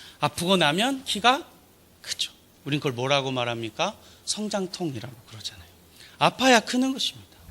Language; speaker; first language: Korean; native; Korean